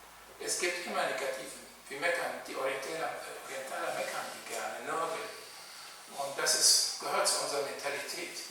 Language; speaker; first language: German; non-native, fluent; Arabic